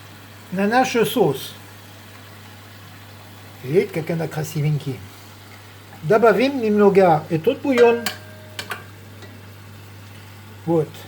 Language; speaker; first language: Russian; non-native, learner; French